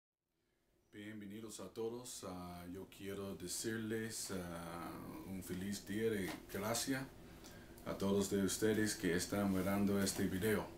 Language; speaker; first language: Spanish; non-native, fluent; English